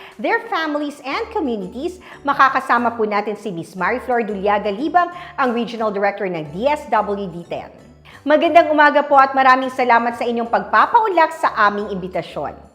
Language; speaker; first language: Filipino; native; Filipino